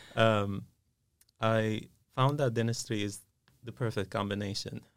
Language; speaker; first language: English; non-native, fluent; Arabic